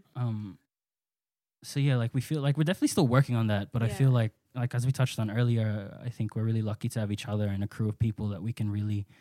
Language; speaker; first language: English; native; English